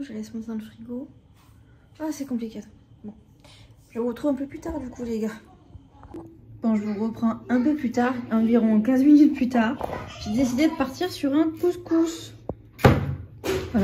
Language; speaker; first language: French; native; French